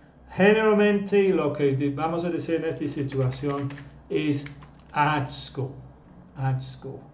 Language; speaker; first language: Spanish; non-native, fluent; English